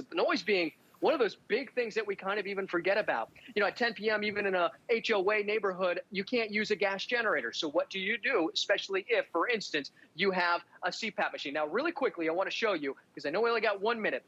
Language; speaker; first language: English; native; English